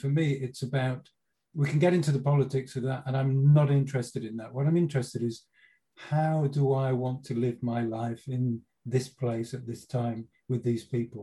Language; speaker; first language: English; native; English